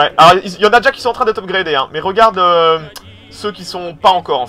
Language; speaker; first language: French; native; French